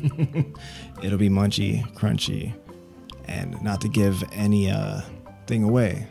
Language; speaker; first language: English; native; English